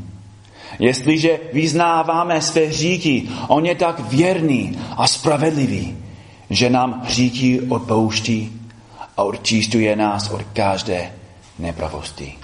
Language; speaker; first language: Czech; non-native, fluent; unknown